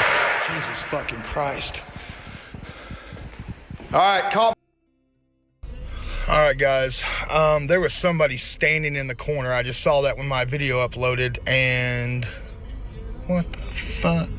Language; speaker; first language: English; native; English